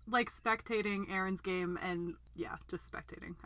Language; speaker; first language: English; native; English